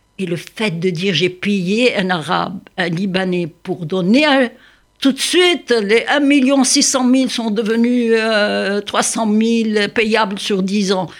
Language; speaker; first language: French; non-native, local second language; Arabic